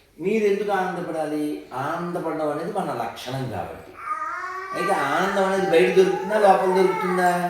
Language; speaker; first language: Telugu; native; Telugu